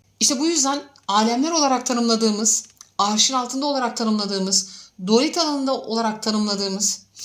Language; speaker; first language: Turkish; native; Turkish